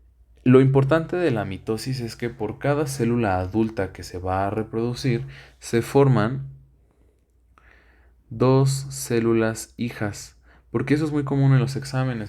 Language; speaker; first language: Spanish; native; Spanish